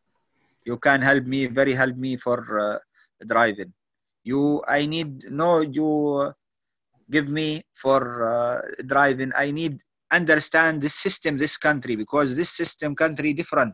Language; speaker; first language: English; non-native, learner; Arabic